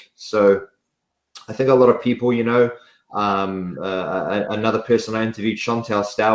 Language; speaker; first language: English; native; English